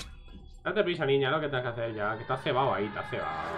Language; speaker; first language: Spanish; native; Spanish